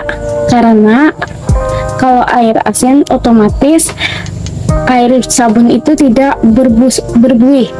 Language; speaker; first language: Indonesian; non-native, local second language; Banjar